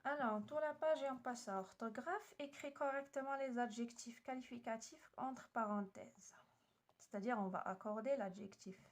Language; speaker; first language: French; non-native, local second language; Arabic